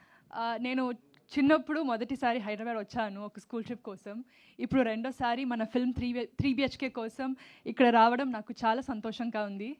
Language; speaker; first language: Telugu; non-native, learner; Tamil